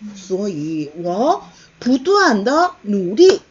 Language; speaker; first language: Chinese; non-native, fluent; Korean